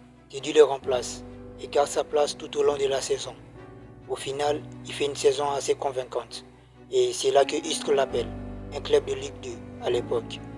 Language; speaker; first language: French; native; French